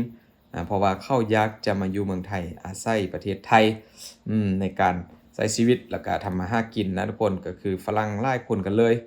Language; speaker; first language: Thai; non-native, local second language; Northeastern Thai